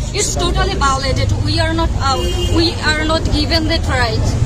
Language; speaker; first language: English; non-native, local second language; Bangla